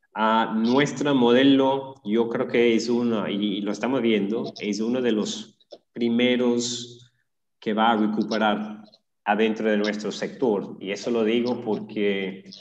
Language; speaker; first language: Spanish; non-native, fluent; English